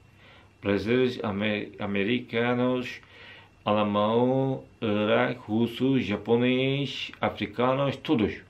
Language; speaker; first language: Portuguese; non-native, learner; Turkish